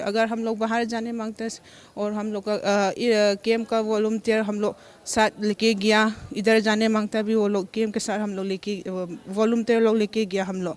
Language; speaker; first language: Hindi; non-native, local second language; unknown